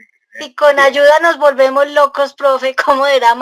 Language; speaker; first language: Spanish; native; Spanish